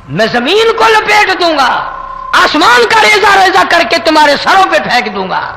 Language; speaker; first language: Urdu; non-native, local second language; Saraiki